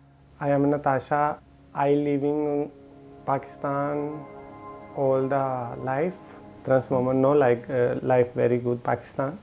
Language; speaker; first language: English; non-native, learner; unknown